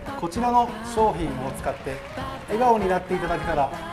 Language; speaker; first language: Japanese; native; Japanese